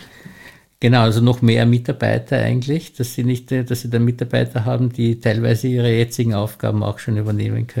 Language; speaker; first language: German; native; German